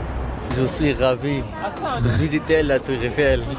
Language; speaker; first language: French; non-native, learner; Persian